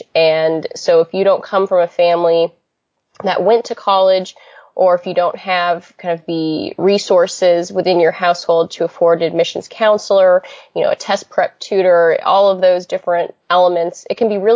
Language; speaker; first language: English; native; English